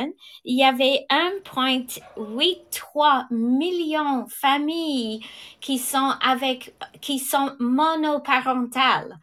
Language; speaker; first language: French; non-native, fluent; English